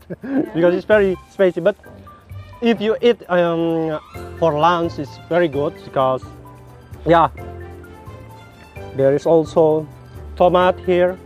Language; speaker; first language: English; non-native, fluent; Indonesian